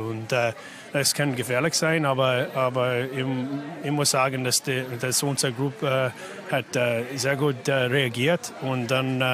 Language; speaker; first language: German; non-native, fluent; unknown